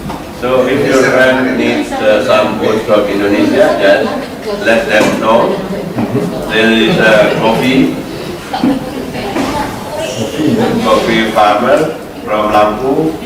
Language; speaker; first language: English; non-native, fluent; Indonesian